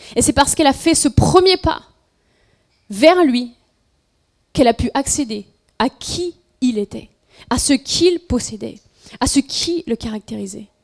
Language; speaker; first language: French; non-native, fluent; Spanish